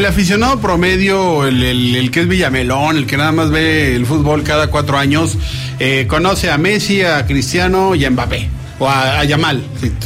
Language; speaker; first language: Spanish; native; Spanish